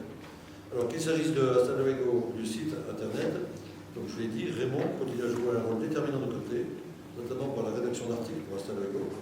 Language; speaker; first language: French; native; French